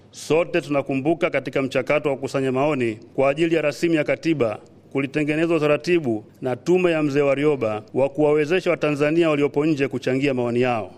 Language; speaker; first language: Swahili; native; Swahili